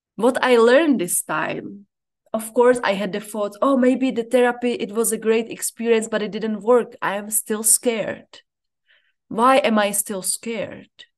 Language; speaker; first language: English; non-native, fluent; Czech